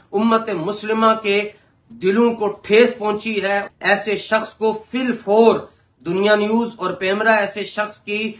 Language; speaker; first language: Urdu; non-native, local second language; Punjabi